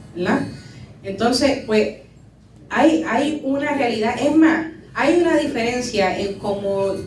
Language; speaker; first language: Spanish; early bilingual, heritage; Spanish